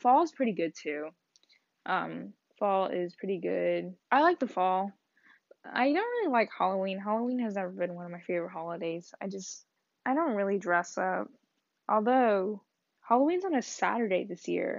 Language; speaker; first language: English; early bilingual, other home language; Vietnamese